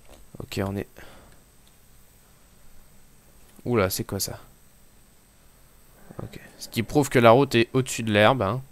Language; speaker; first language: French; native; French